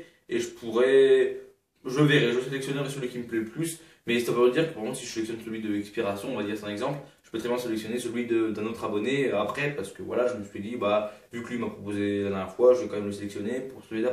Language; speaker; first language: French; native; French